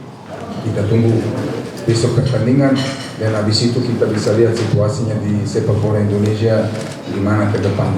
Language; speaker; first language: Indonesian; non-native, fluent; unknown